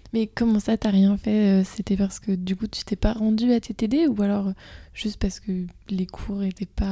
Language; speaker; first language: French; native; French